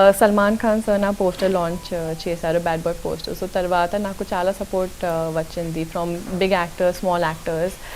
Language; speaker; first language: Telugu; non-native, local second language; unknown